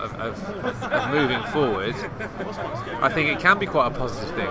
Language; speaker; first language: English; native; English